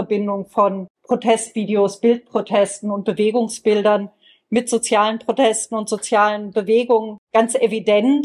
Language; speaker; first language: German; native; German